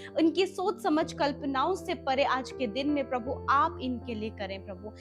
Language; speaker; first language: Hindi; native; Hindi